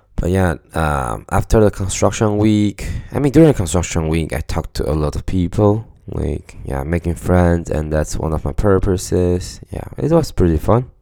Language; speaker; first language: English; non-native, fluent; Chinese